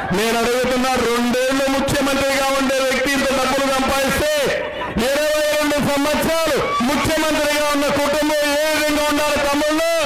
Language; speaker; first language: Telugu; native; Telugu